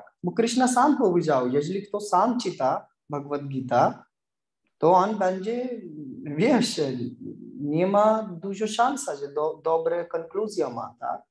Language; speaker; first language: Polish; non-native, learner; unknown